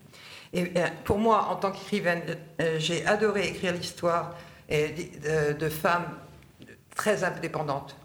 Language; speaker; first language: French; native; French